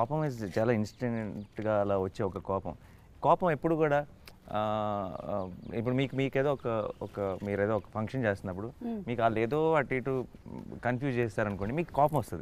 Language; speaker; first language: Telugu; native; Telugu